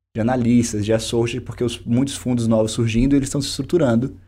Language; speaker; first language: Portuguese; native; Portuguese